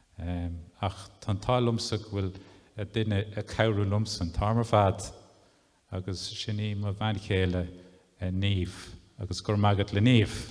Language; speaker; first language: Irish; non-native, local second language; English